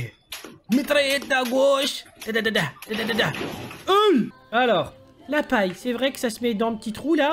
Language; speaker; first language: French; native; French